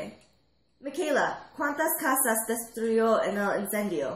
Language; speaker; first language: Spanish; non-native, learner; English